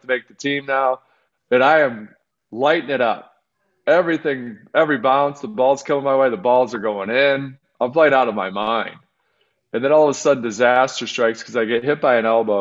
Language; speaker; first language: English; native; English